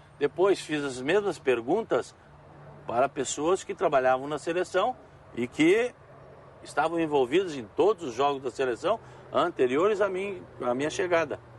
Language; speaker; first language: Portuguese; native; Portuguese